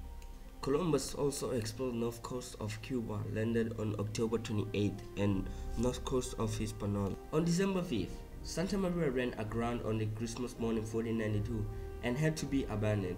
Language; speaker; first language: English; non-native, fluent; Southern Sotho